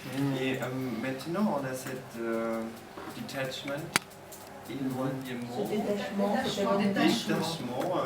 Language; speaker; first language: French; non-native, learner; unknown